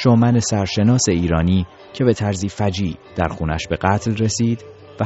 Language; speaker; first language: Persian; native; Persian